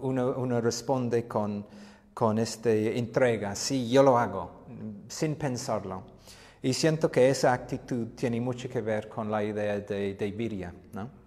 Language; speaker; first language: Spanish; non-native, fluent; English